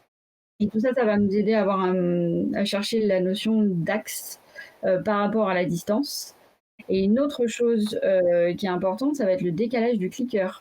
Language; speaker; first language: French; native; French